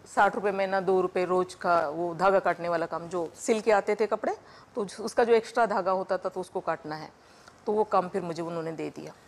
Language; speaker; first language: Hindi; non-native, local second language; Marathi